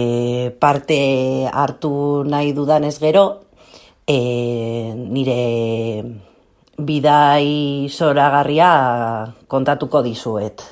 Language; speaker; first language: Basque; non-native, local second language; Spanish